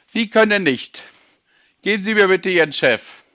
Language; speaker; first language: German; native; German